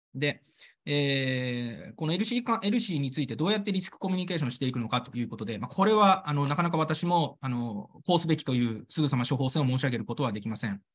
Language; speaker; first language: Japanese; native; Japanese